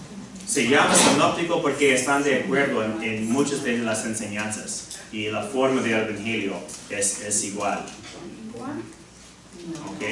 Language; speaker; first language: Spanish; non-native, fluent; English